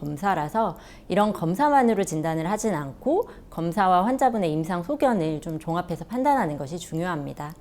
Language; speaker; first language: Korean; native; Korean